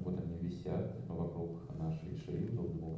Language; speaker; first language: Russian; native; Russian